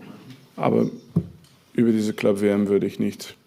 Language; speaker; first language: German; non-native, fluent; French